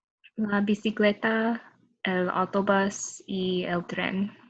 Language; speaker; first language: Spanish; non-native, learner; English